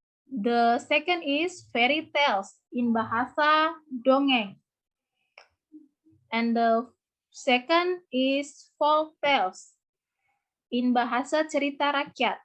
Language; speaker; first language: English; non-native, learner; Indonesian